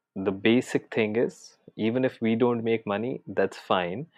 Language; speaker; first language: English; non-native, local second language; Hindi